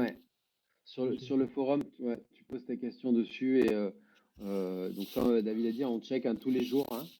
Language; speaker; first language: French; native; French